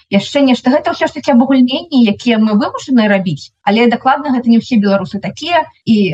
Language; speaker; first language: Belarusian; non-native, local second language; Russian